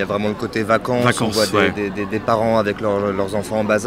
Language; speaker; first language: French; native; French